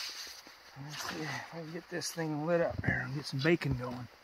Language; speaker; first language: English; native; English